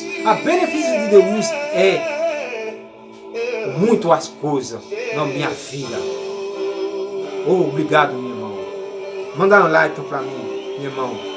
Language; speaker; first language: Portuguese; non-native, learner; Haitian Creole